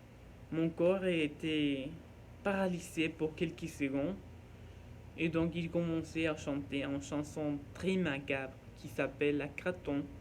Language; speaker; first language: French; non-native, learner; Norwegian